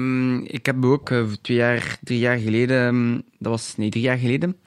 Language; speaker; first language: Dutch; non-native, local second language; French